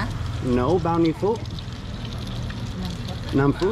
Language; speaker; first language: Vietnamese; non-native, learner; English